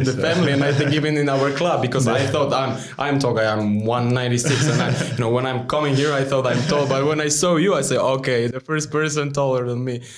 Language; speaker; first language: English; non-native, learner; Polish